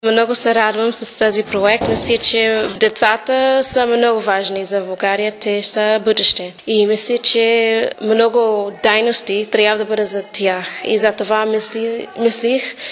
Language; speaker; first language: Bulgarian; non-native, learner; English